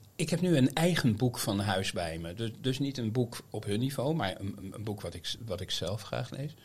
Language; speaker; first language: Dutch; native; Dutch